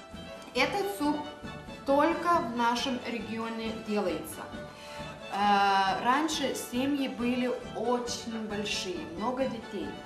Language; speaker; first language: Russian; non-native, local second language; Lithuanian